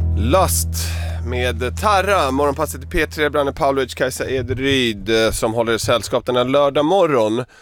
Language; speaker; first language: Swedish; early bilingual, other home language; Serbian